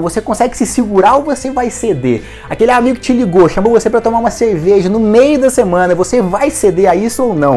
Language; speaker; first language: Portuguese; native; Portuguese